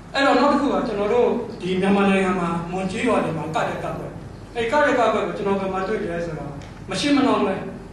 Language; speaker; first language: Burmese; non-native, local second language; Mon